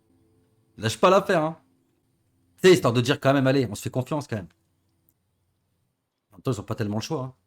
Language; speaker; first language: French; native; French